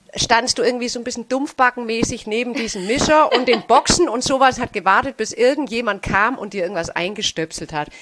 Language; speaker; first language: German; non-native, fluent; Danish